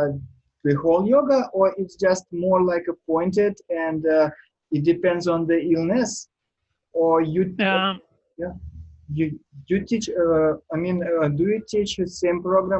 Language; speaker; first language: English; non-native, learner; Russian